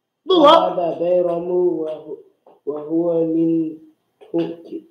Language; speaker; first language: Arabic; non-native, learner; English